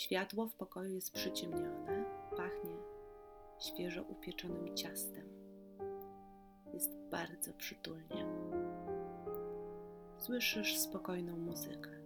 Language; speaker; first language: Polish; native; Polish